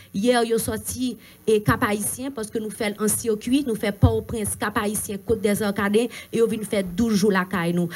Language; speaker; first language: French; non-native, local second language; Haitian Creole